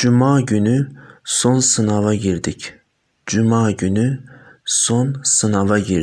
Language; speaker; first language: Turkish; non-native, fluent; Persian